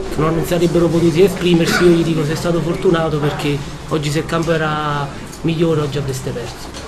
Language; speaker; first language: Italian; native; Italian